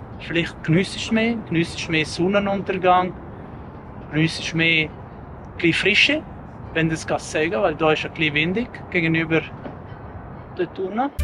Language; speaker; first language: German; non-native, local second language; Italian